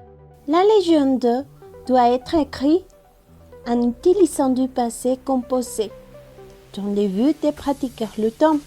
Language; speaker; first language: French; non-native, learner; Spanish